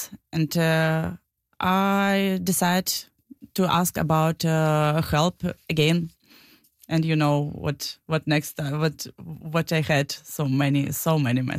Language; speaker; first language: English; non-native, learner; Ukrainian